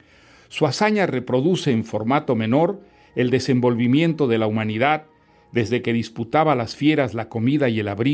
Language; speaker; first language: Spanish; native; Spanish